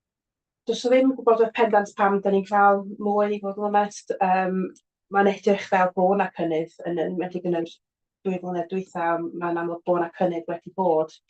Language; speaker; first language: Welsh; native; Welsh